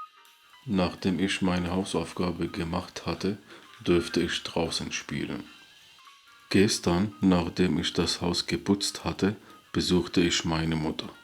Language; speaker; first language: German; non-native, fluent; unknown